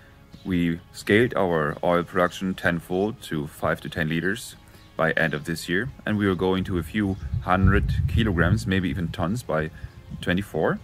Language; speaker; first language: English; non-native, fluent; German